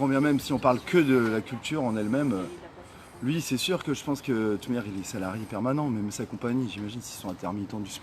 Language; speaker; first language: French; native; French